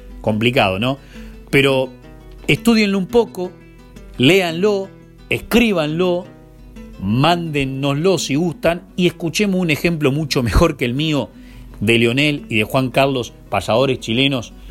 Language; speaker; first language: Spanish; native; Spanish